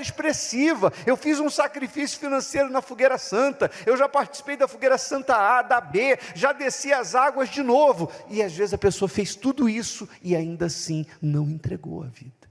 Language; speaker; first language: Portuguese; native; Portuguese